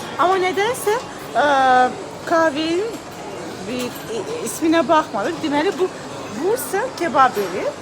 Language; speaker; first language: Turkish; non-native, learner; Azerbaijani